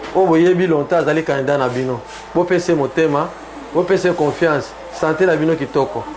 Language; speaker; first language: Lingala; native; Lingala